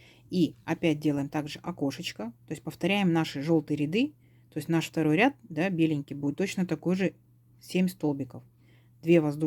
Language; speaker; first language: Russian; native; Russian